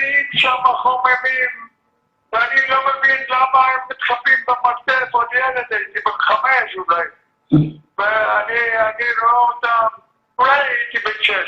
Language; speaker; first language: Hebrew; early bilingual, other home language; Arabic